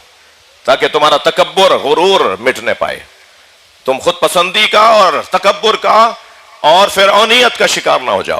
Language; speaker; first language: Urdu; native; Urdu